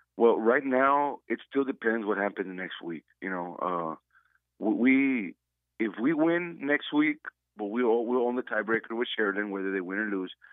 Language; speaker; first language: English; native; English